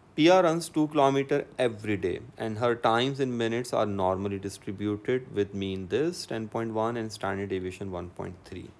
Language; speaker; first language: English; non-native, local second language; Urdu